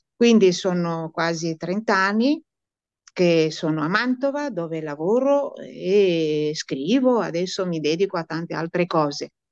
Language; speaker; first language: Italian; non-native, fluent; Romanian